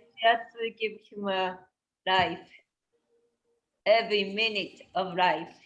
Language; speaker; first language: English; non-native, learner; Japanese